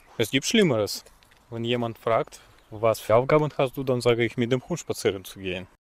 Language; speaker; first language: German; non-native, fluent; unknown